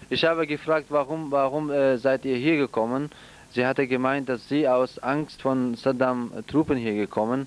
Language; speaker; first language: German; non-native, fluent; Central Kurdish